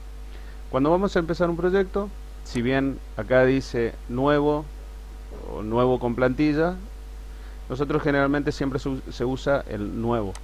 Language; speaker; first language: Spanish; native; Spanish